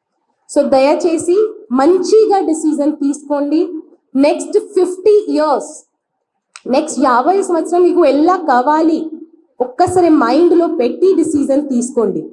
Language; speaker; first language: Telugu; non-native, fluent; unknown